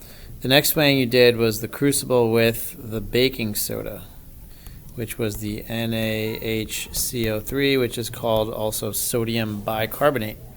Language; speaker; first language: English; native; English